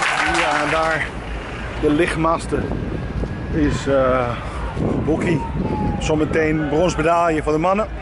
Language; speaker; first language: Dutch; non-native, fluent; Spanish